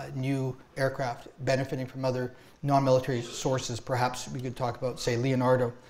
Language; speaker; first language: English; native; English